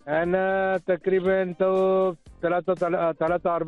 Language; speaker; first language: Arabic; non-native, learner; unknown